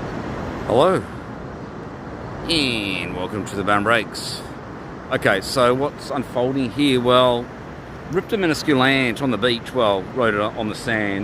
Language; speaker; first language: English; native; English